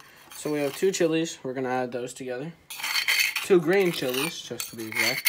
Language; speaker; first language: English; early bilingual, other home language; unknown